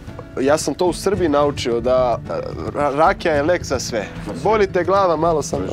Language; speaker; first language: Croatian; non-native, fluent; Portuguese